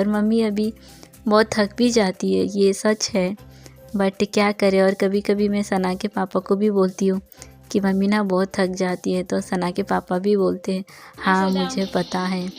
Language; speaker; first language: Hindi; non-native, local second language; Bangla